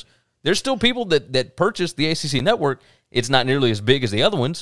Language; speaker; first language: English; native; English